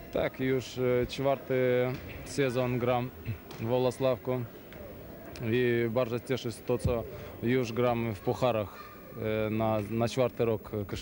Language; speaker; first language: Polish; non-native, learner; Russian